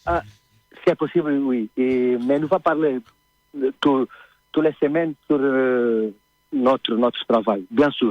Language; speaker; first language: French; non-native, learner; Portuguese